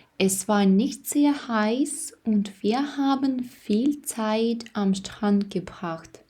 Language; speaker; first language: German; non-native, fluent; Ukrainian